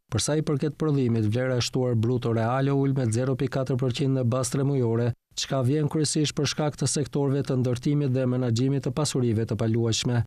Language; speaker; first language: Albanian; native; Albanian